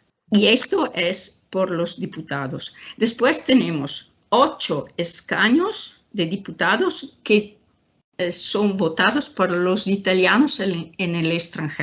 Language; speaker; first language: Spanish; non-native, fluent; Italian